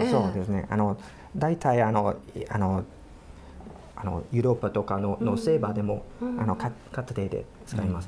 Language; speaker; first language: Japanese; non-native, fluent; English